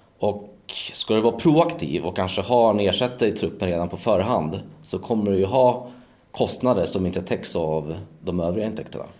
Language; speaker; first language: Swedish; early bilingual, other home language; Polish